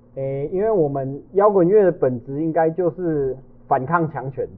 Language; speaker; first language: Chinese; non-native, local second language; Min Nan Chinese